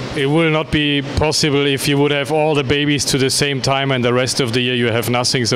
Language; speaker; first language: English; non-native, fluent; German